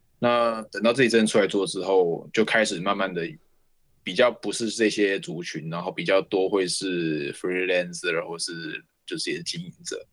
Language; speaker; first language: Chinese; native; Chinese